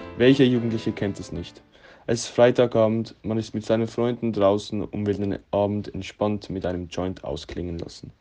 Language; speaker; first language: German; native; German